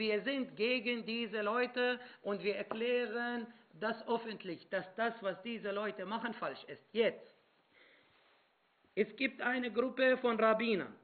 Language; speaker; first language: German; non-native, fluent; Arabic